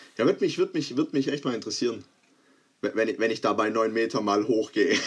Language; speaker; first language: German; early bilingual, other home language; Croatian